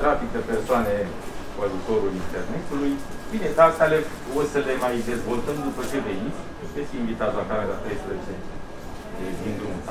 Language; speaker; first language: Romanian; native; Romanian